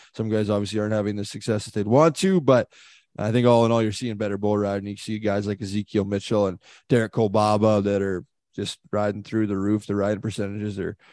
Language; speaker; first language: English; native; English